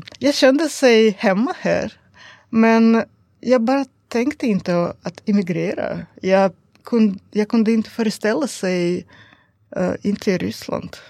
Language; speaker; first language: Swedish; non-native, learner; Russian